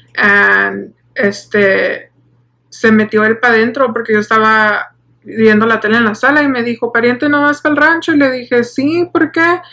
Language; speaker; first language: Spanish; early bilingual, heritage; Spanish